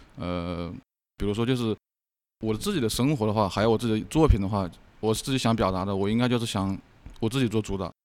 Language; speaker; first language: Chinese; native; Chinese